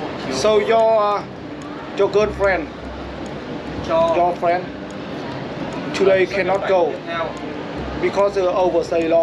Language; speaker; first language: English; non-native, learner; Vietnamese